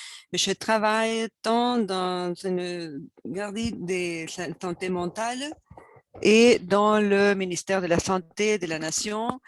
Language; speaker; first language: French; non-native, fluent; Spanish